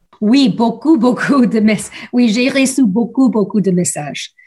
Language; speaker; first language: French; non-native, learner; English